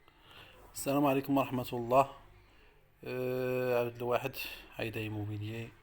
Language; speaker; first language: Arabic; native; Arabic